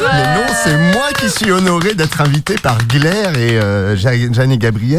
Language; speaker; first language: French; native; French